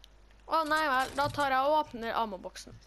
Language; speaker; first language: Norwegian; native; Norwegian